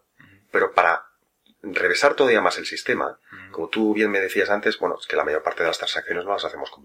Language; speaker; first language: Spanish; native; Spanish